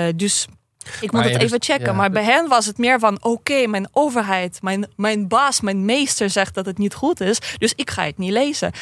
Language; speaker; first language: Dutch; non-native, fluent; Russian